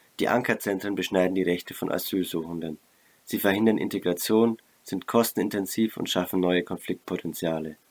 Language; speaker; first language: German; native; German